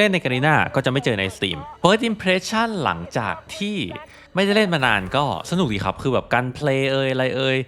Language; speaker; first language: Thai; native; Thai